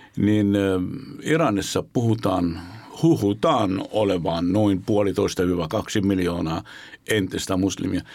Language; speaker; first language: Finnish; non-native, fluent; Arabic